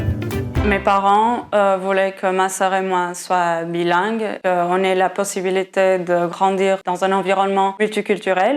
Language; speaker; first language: French; non-native, fluent; Portuguese